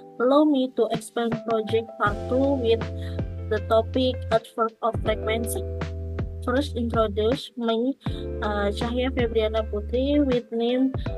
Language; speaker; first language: English; non-native, learner; Indonesian